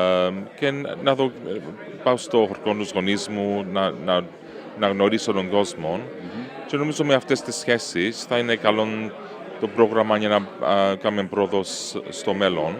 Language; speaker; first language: Greek; early bilingual, heritage; Greek